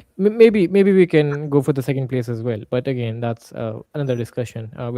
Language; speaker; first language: English; non-native, fluent; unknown